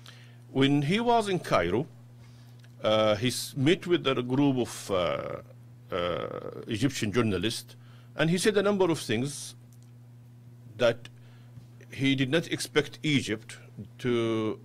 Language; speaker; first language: English; non-native, fluent; Arabic